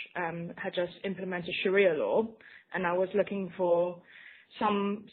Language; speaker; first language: English; non-native, fluent; Chinese